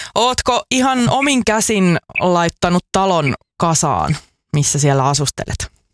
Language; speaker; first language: Finnish; native; Finnish